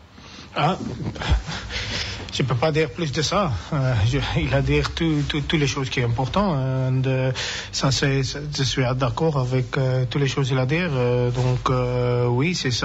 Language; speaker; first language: French; non-native, learner; English